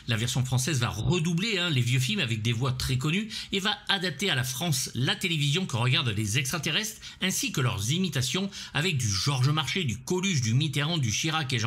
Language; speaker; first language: French; native; French